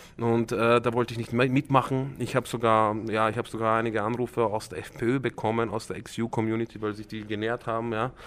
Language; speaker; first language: German; early bilingual, other home language; Croatian